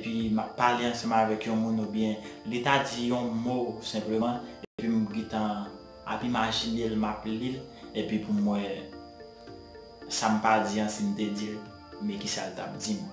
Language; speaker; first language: French; non-native, learner; Haitian Creole